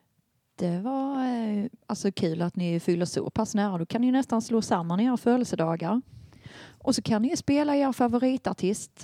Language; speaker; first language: Swedish; native; Swedish